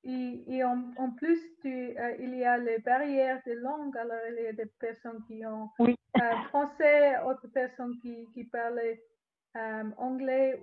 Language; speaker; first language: French; non-native, learner; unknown